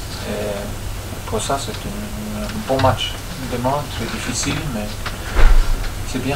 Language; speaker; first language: French; non-native, fluent; German